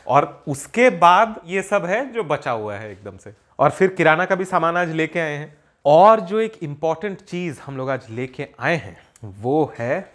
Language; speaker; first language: Hindi; native; Hindi